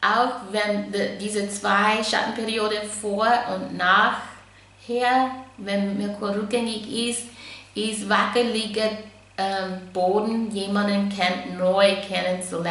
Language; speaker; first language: German; non-native, fluent; English